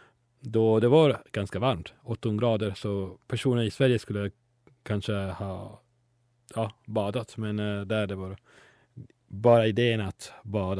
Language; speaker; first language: Swedish; non-native, learner; Italian